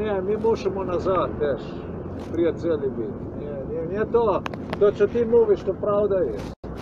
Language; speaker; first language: Russian; non-native, learner; Polish